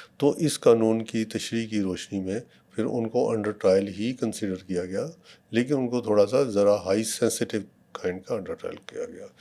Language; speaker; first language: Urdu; non-native, local second language; Punjabi